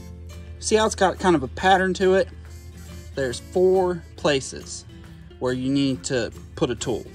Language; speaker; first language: English; native; English